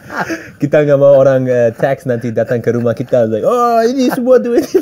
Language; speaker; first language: Indonesian; early bilingual, heritage; English